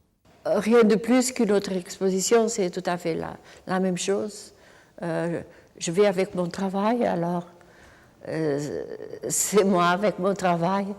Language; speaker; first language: French; non-native, fluent; Portuguese